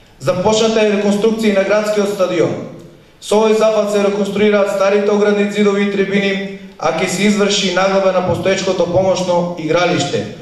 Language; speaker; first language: Macedonian; native; Macedonian